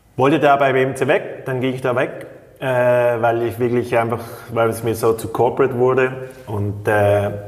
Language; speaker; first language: German; native; German